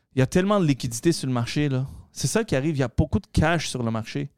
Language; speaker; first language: French; early bilingual, other home language; Arabic